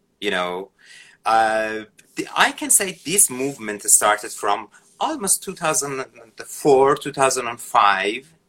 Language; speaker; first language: English; non-native, fluent; Persian